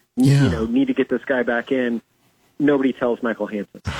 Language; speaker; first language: English; native; English